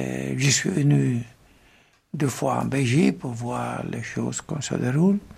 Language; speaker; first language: French; non-native, fluent; Italian